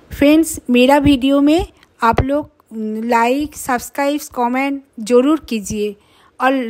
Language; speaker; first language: Hindi; non-native, local second language; Bangla